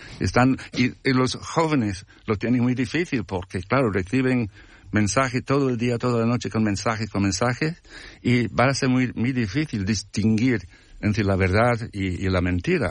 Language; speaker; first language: Spanish; non-native, fluent; English